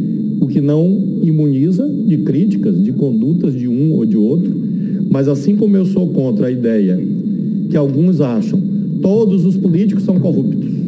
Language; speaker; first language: Portuguese; native; Portuguese